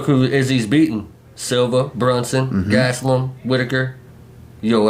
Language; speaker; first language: English; native; English